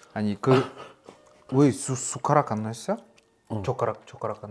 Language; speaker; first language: Korean; non-native, learner; Russian